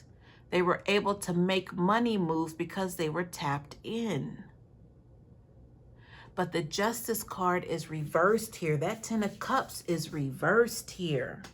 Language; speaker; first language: English; native; English